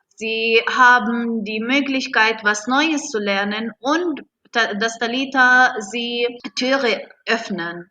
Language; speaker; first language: German; non-native, fluent; Arabic